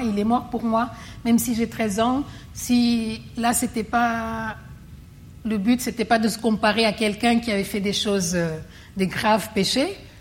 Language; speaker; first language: French; non-native, fluent; Portuguese